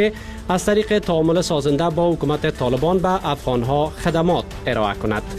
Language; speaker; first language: Persian; native; Persian